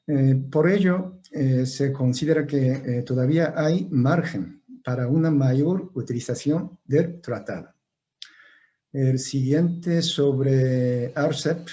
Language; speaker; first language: Spanish; non-native, fluent; Japanese